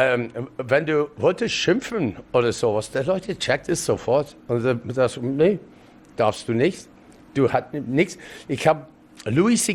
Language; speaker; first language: German; non-native, learner; English